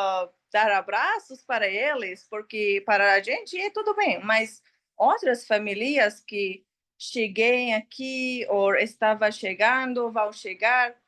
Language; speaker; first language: Portuguese; non-native, learner; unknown